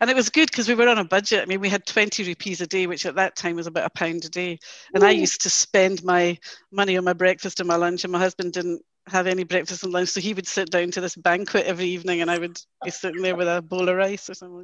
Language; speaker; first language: English; native; English